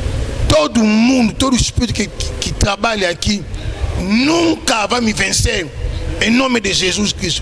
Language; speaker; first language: Portuguese; non-native, learner; Lingala